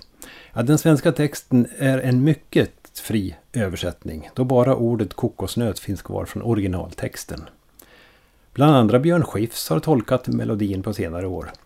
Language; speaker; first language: Swedish; native; Swedish